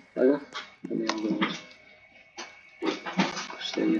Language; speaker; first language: Latvian; native; Latvian